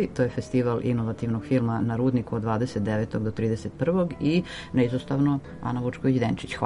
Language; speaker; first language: Serbian; native; Serbian